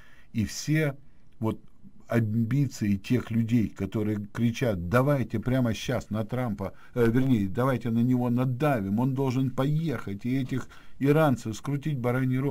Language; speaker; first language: Russian; native; Russian